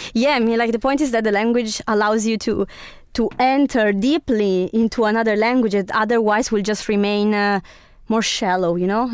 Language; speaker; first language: English; non-native, fluent; Italian